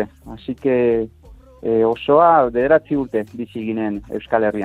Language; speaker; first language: Basque; non-native, fluent; Spanish